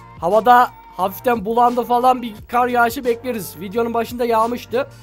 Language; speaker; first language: Turkish; native; Turkish